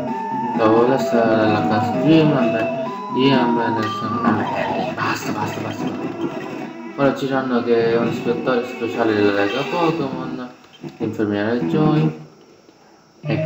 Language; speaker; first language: Italian; native; Italian